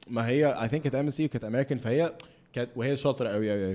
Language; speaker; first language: Arabic; early bilingual, heritage; Arabic